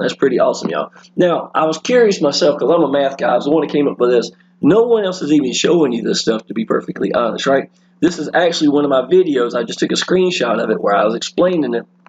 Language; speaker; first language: English; native; English